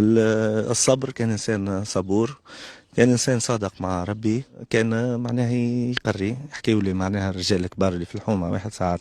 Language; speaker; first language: Arabic; native; Arabic